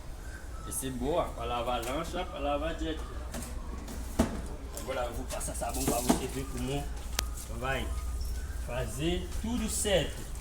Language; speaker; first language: Portuguese; non-native, learner; Haitian Creole